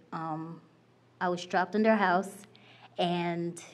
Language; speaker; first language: English; non-native, fluent; Haitian Creole